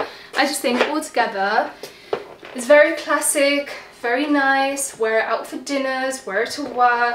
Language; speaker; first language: English; native; English